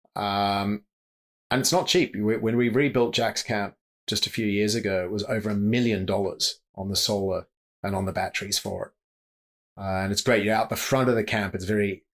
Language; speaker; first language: English; native; English